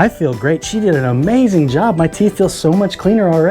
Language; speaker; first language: English; native; English